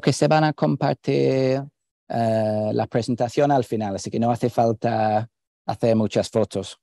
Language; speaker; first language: Spanish; non-native, fluent; English